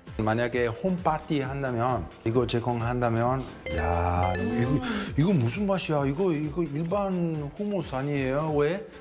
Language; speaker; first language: Korean; non-native, fluent; Italian